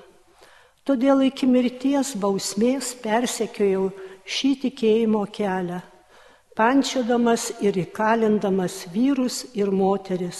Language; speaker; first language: Lithuanian; native; Lithuanian